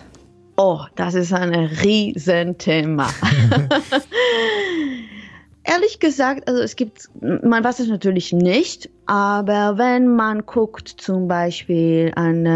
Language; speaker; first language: German; non-native, fluent; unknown